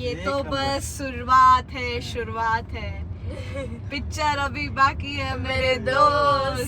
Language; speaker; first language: Hindi; non-native, local second language; Marathi